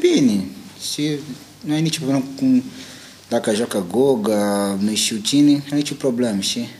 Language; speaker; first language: Romanian; non-native, learner; Portuguese